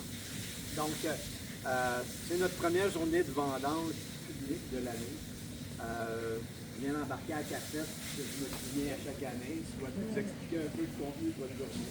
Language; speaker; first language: French; native; French